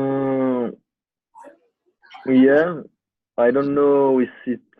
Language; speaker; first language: English; non-native, learner; French